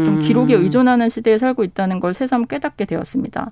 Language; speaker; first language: Korean; native; Korean